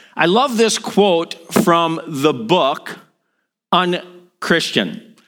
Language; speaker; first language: English; native; English